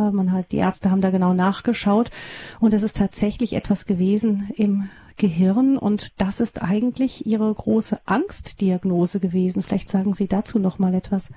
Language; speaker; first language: German; native; German